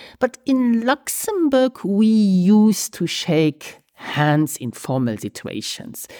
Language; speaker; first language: English; non-native, fluent; Luxembourgish